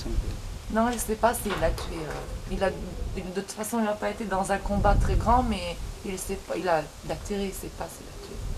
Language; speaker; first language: French; non-native, fluent; Bosnian